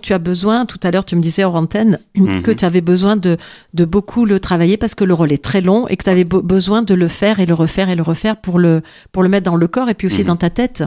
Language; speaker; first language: French; native; French